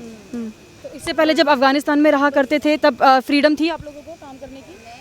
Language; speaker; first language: Hindi; native; Hindi